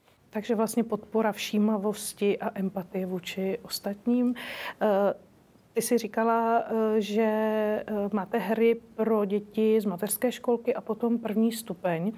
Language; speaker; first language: Czech; native; Czech